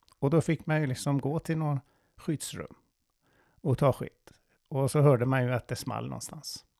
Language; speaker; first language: Swedish; non-native, fluent; Persian